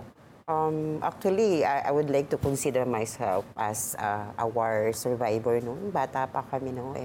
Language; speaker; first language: Filipino; native; Filipino